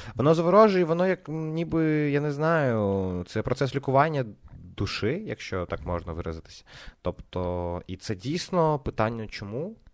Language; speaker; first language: Ukrainian; non-native, local second language; Russian